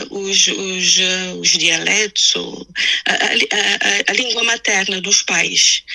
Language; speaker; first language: Portuguese; non-native, local second language; Kabuverdianu